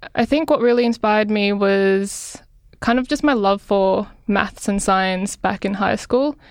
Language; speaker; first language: English; non-native, local second language; Filipino